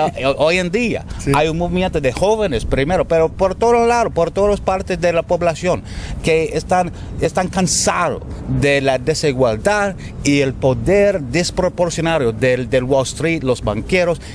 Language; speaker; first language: Spanish; non-native, fluent; English